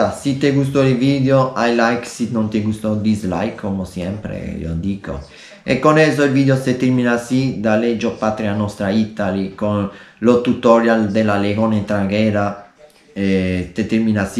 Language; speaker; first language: Spanish; non-native, learner; Italian